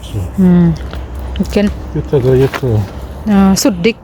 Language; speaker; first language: Swedish; non-native, learner; Thai